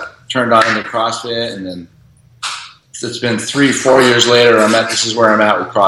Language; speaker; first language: English; native; English